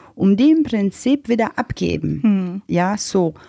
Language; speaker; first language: German; non-native, fluent; Bosnian